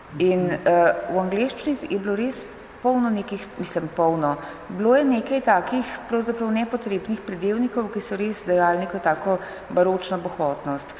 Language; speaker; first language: Slovenian; native; Slovenian